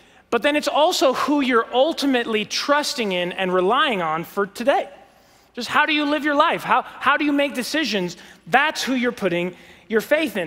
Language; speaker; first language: English; early bilingual, heritage; English